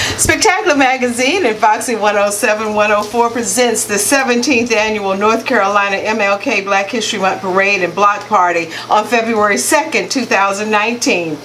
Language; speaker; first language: English; native; English